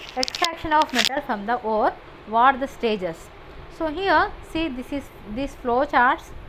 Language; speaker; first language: English; non-native, local second language; Telugu